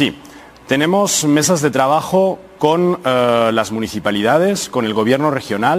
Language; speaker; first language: Spanish; native; Spanish